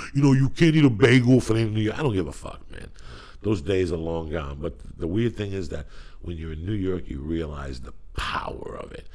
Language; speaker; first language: English; native; English